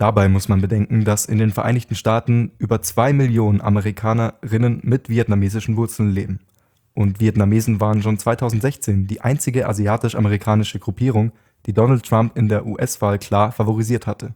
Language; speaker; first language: German; native; German